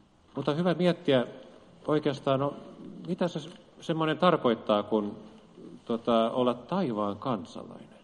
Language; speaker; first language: Finnish; native; Finnish